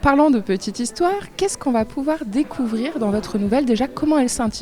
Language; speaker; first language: French; native; French